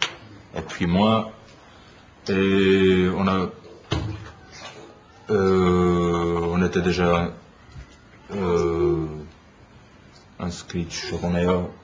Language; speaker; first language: French; non-native, learner; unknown